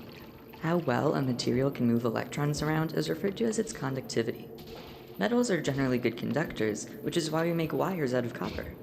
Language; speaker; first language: English; native; English